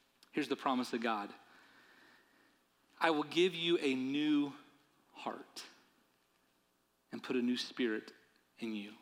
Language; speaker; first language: English; native; English